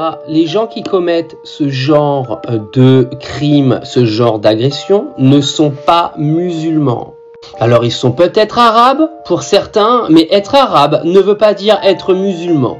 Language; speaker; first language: French; native; French